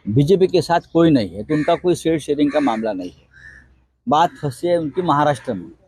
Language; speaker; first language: Hindi; non-native, local second language; Marathi